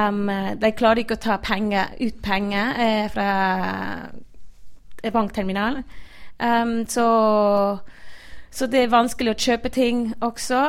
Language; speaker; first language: Norwegian; non-native, fluent; Spanish